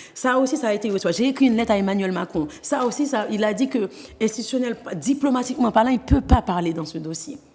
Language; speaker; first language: French; non-native, local second language; Haitian Creole